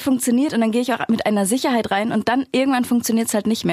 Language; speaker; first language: German; native; German